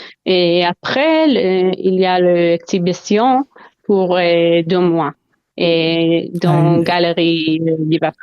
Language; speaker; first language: French; non-native, learner; Hebrew